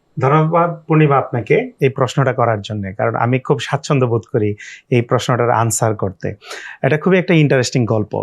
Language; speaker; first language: Bangla; native; Bangla